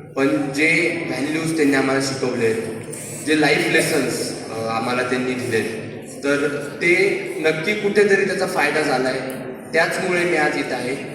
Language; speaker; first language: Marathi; native; Marathi